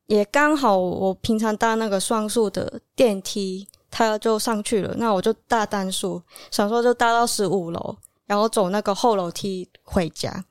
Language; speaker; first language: Chinese; non-native, local second language; Cantonese